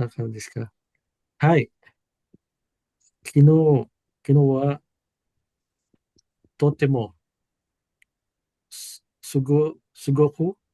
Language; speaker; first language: Japanese; non-native, learner; Filipino